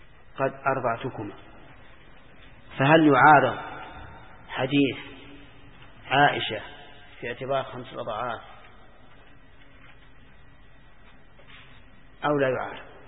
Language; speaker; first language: Arabic; native; Arabic